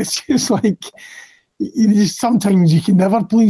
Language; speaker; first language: English; native; English